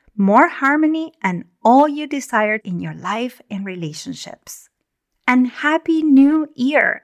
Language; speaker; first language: English; non-native, fluent; Spanish